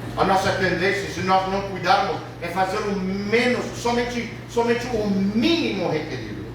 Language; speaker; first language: Portuguese; early bilingual, other home language; English